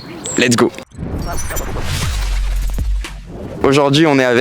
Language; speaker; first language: French; native; French